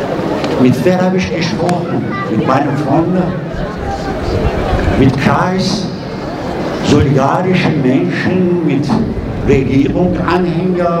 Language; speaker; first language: German; non-native, learner; Persian